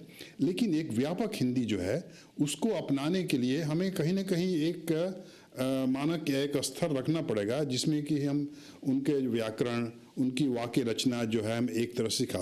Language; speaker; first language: Hindi; native; Hindi